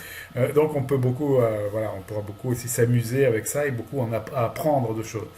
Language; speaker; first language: French; native; French